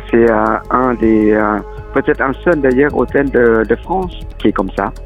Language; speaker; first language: French; early bilingual, other home language; Lao